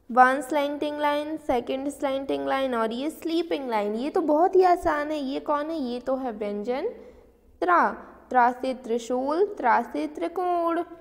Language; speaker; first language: Hindi; native; Hindi